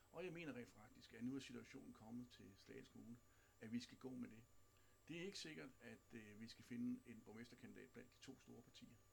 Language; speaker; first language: Danish; native; Danish